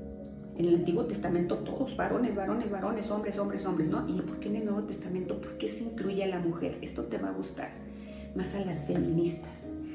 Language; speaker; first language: Spanish; native; Spanish